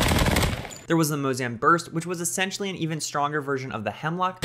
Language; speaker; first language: English; native; English